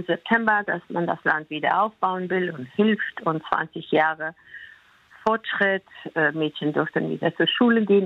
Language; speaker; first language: German; non-native, fluent; Persian